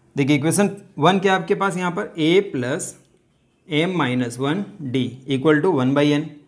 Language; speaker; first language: Hindi; native; Hindi